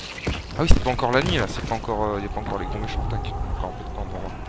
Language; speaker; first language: French; native; French